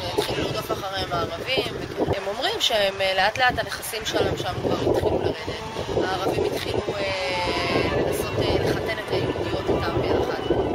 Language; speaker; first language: Hebrew; native; Hebrew